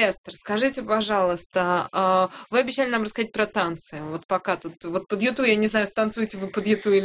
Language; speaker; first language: Russian; native; Russian